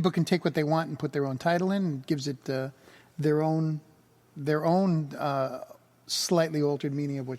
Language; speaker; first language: English; native; English